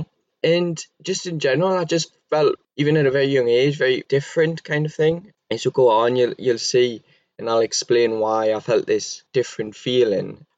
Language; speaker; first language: English; native; English